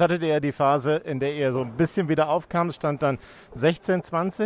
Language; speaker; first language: German; native; German